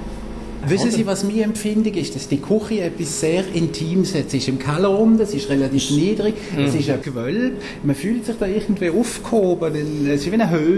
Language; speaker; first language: German; native; German